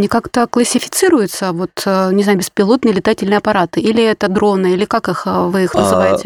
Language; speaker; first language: Russian; native; Russian